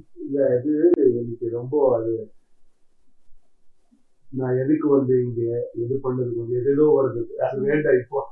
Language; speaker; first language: Tamil; non-native, learner; Kannada